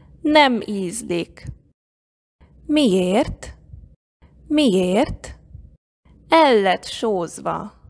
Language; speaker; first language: Hungarian; non-native, fluent; Korean